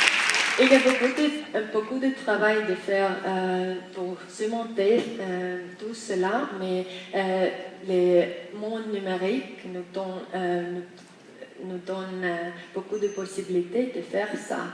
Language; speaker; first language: French; non-native, fluent; Estonian